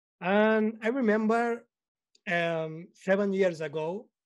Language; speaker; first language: English; non-native, learner; Spanish